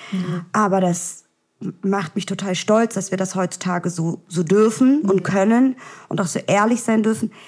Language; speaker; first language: German; early bilingual, other home language; Vietnamese